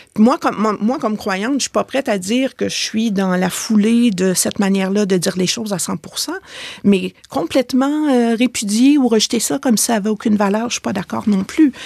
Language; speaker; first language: French; native; French